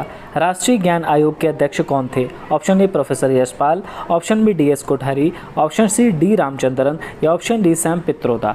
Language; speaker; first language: Hindi; native; Hindi